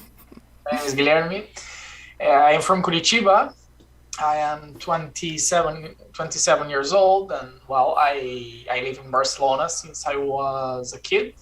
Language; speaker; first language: English; non-native, fluent; Portuguese